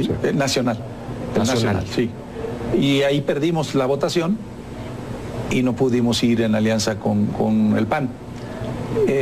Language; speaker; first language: Spanish; native; Spanish